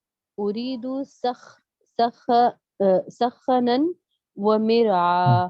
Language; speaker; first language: Arabic; non-native, learner; Urdu